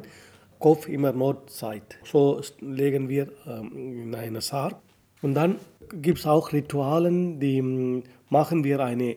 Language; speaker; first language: German; non-native, learner; Tamil